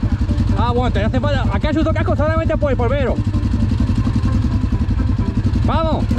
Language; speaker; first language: Spanish; native; Spanish